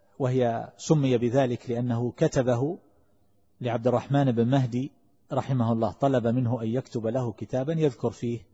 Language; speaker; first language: Arabic; native; Arabic